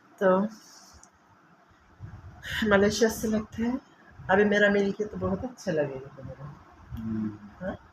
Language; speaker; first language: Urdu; non-native, learner; Bangla